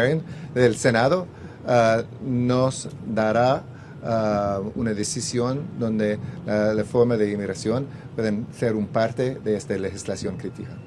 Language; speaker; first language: Spanish; early bilingual, heritage; English